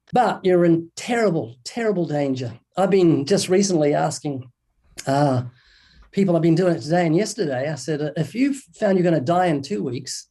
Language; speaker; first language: English; native; English